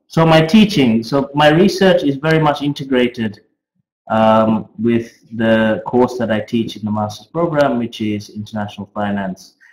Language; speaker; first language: English; native; English